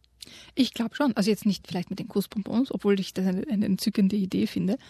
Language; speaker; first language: German; native; German